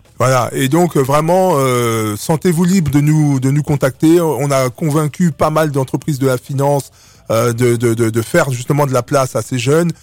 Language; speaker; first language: French; early bilingual, other home language; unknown